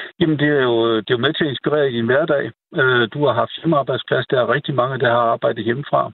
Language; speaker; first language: Danish; native; Danish